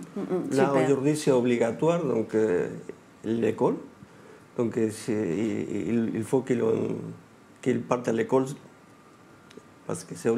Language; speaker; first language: French; non-native, fluent; Spanish